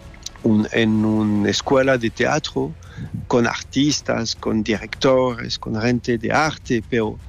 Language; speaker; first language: Spanish; non-native, fluent; French